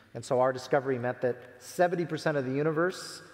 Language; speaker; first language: English; native; English